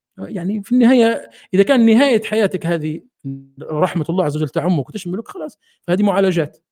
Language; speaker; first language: Arabic; native; Arabic